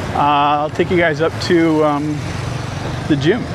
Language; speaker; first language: English; native; English